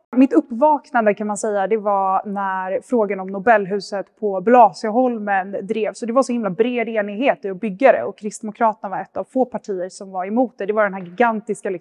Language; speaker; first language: Swedish; native; Swedish